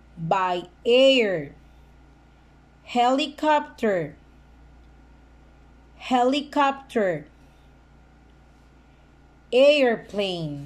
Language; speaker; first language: English; non-native, fluent; Spanish